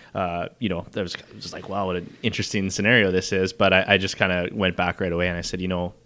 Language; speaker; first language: English; native; English